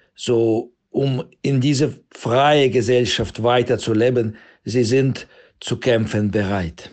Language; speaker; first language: German; non-native, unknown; Russian